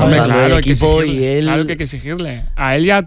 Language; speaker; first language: Spanish; native; Spanish